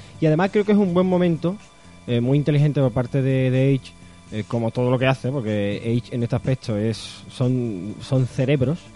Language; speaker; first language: Spanish; native; Spanish